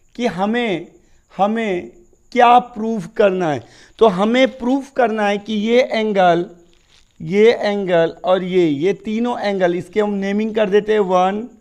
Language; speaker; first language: Hindi; native; Hindi